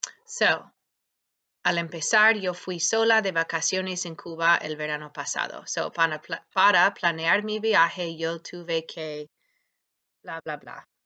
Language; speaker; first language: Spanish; non-native, fluent; English